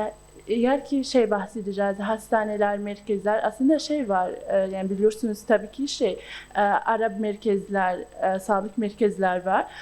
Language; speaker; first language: Turkish; non-native, local second language; Arabic